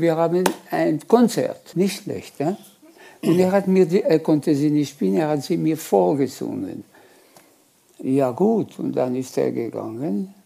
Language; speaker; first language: German; non-native, local second language; French